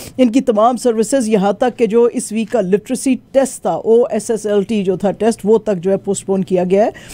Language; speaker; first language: Urdu; native; Urdu